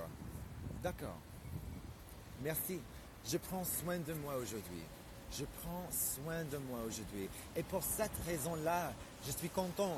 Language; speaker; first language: French; non-native, fluent; English